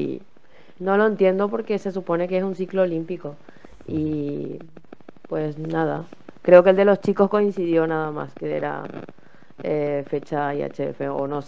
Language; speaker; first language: Spanish; native; Spanish